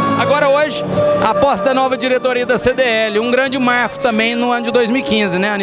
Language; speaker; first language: Portuguese; native; Portuguese